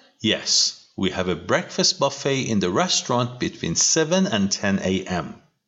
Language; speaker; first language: English; non-native, fluent; Persian